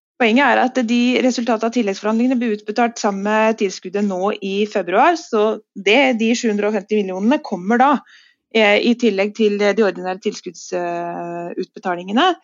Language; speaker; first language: Norwegian; native; Norwegian